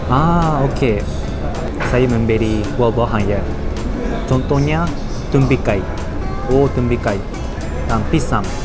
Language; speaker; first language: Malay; non-native, learner; Japanese